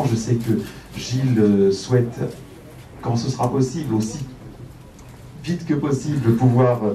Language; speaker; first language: French; native; French